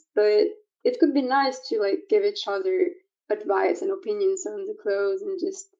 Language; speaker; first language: English; non-native, fluent; French